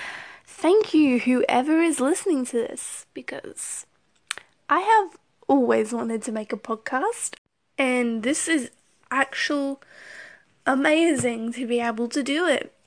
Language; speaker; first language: English; native; English